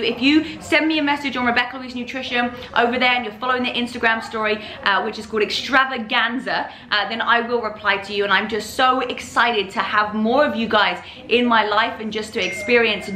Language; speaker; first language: English; native; English